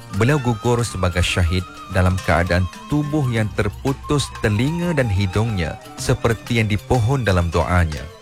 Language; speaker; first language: Malay; native; Malay